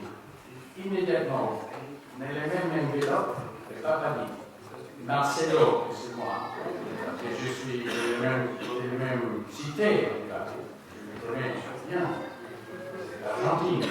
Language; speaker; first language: French; non-native, learner; Spanish